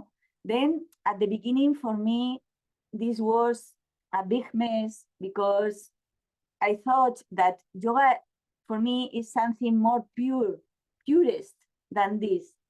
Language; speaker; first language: English; non-native, learner; Spanish